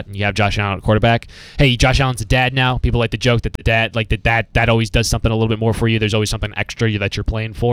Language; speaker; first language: English; native; English